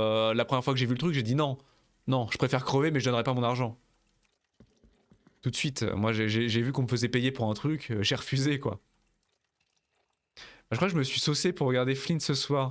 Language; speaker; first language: French; native; French